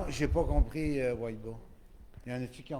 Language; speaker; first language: French; native; French